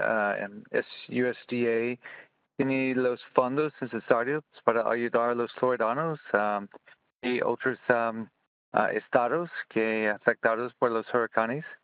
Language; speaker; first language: Spanish; non-native, learner; English